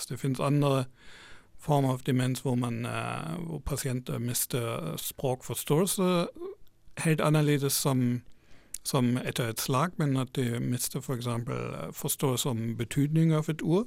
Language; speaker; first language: Norwegian; non-native, fluent; German